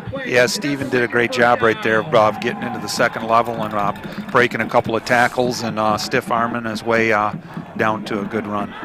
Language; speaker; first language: English; native; English